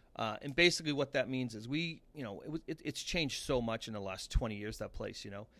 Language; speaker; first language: English; native; English